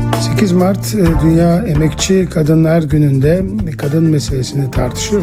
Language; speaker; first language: Turkish; native; Turkish